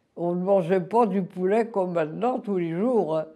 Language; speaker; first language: French; native; French